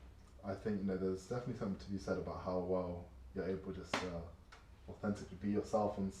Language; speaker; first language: English; native; English